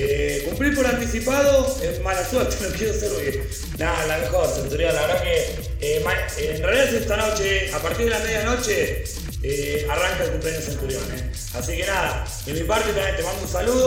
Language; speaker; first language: Spanish; native; Spanish